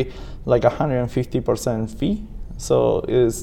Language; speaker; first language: English; non-native, fluent; Spanish